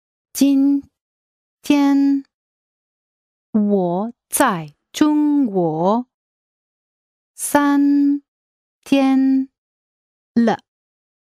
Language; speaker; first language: Chinese; non-native, learner; English